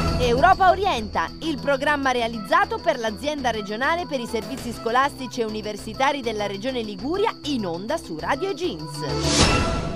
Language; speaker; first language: Italian; native; Italian